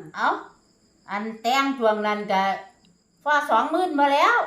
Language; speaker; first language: Thai; non-native, fluent; Vietnamese